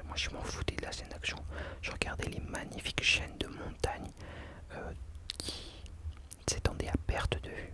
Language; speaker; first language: French; native; French